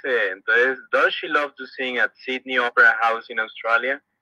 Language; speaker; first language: English; non-native, learner; Spanish